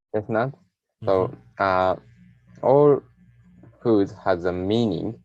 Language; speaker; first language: English; non-native, learner; Japanese